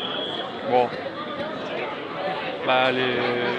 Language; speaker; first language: French; native; French